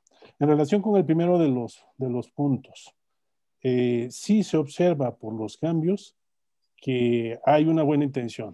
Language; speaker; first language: Spanish; native; Spanish